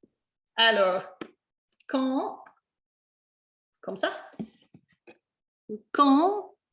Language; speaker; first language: French; non-native, fluent; English